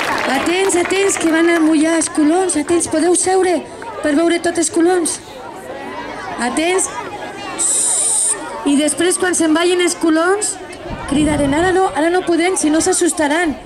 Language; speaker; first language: Catalan; native; Catalan